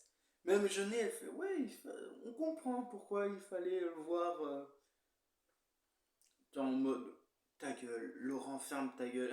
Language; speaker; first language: French; native; French